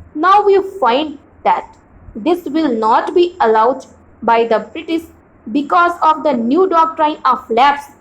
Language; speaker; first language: English; non-native, local second language; Hindi